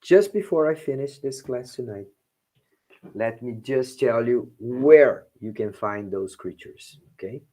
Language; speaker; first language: English; non-native, fluent; Portuguese